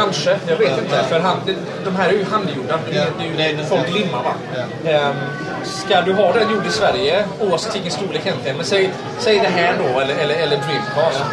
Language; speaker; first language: Swedish; native; Swedish